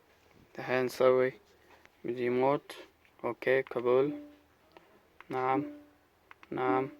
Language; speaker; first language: Arabic; non-native, learner; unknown